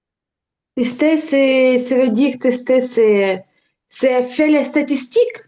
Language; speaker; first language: French; non-native, learner; Ukrainian